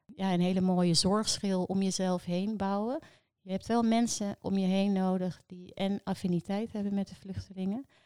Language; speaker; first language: Dutch; native; Dutch